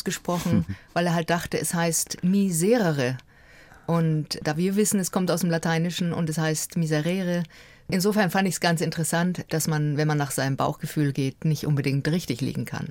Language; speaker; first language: German; native; German